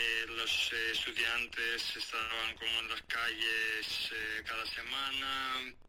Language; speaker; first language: Spanish; non-native, fluent; Greek